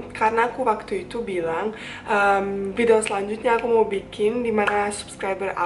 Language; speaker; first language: Indonesian; non-native, fluent; Bosnian